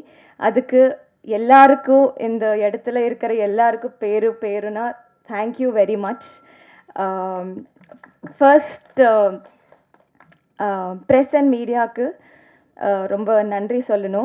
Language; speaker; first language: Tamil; non-native, learner; Telugu